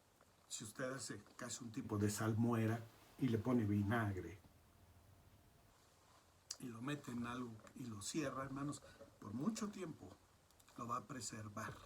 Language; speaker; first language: Spanish; native; Spanish